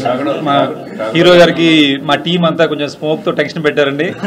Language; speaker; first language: Telugu; native; Telugu